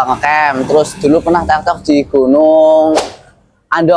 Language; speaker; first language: Indonesian; native; Indonesian